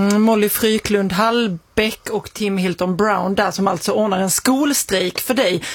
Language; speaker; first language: Swedish; native; Swedish